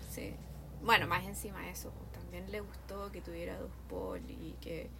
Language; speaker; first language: Spanish; native; Spanish